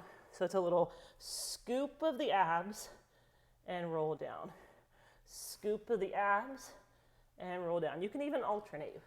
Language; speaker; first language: English; native; English